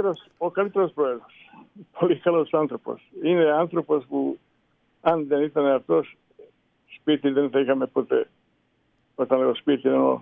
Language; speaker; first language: Greek; non-native, fluent; Serbian